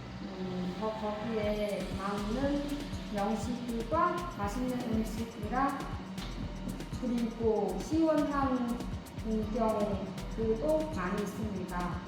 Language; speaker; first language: Korean; non-native, learner; Vietnamese